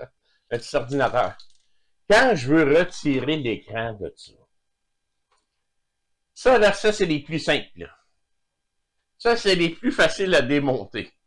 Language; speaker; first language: French; native; French